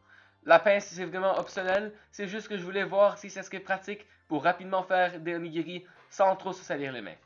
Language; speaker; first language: French; native; French